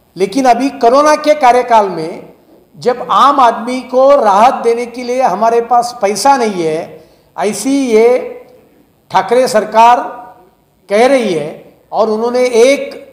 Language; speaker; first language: Hindi; non-native, local second language; Marathi